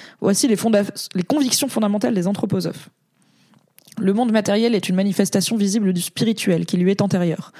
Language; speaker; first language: French; native; French